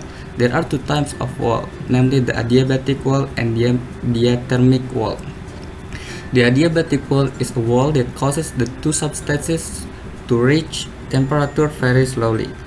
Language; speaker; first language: English; non-native, learner; Indonesian